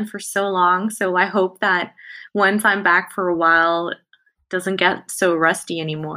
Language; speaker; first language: English; non-native, fluent; Thai